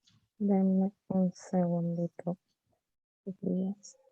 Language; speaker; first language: Spanish; native; Spanish